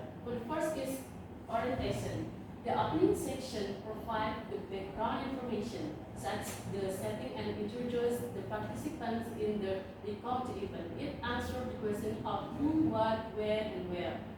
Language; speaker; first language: English; non-native, learner; Indonesian